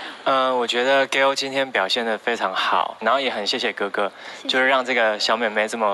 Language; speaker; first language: Chinese; native; Chinese